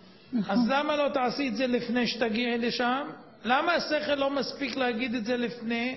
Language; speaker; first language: Hebrew; native; Hebrew